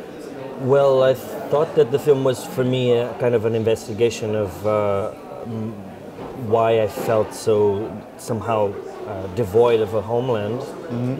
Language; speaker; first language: English; non-native, fluent; Portuguese